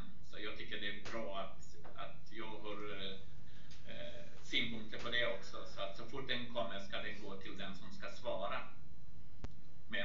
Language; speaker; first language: Swedish; non-native, fluent; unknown